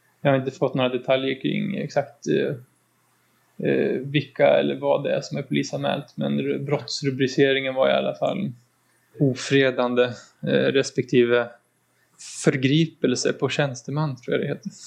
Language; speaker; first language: Swedish; native; Swedish